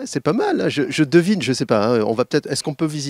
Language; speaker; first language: French; native; French